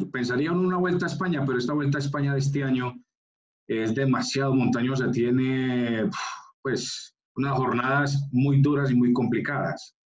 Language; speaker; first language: Spanish; native; Spanish